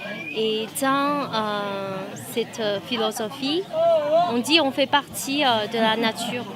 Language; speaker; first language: French; non-native, fluent; Chinese